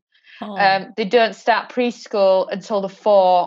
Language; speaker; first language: English; native; English